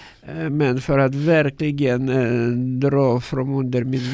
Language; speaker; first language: Swedish; non-native, learner; Russian